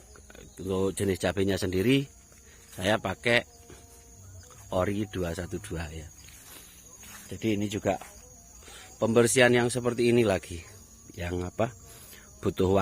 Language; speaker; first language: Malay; non-native, local second language; Javanese